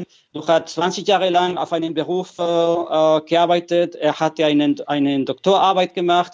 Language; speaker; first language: German; non-native, fluent; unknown